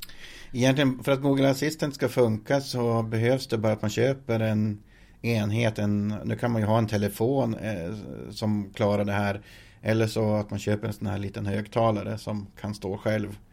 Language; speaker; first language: Swedish; native; Swedish